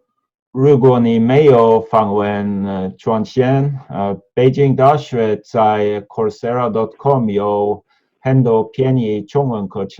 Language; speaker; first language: Chinese; non-native, learner; Norwegian